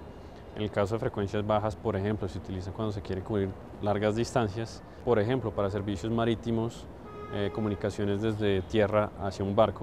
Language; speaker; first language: Spanish; native; Spanish